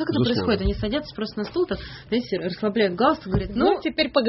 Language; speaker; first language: Russian; native; Russian